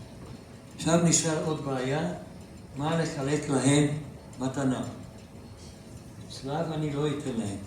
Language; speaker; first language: Hebrew; non-native, fluent; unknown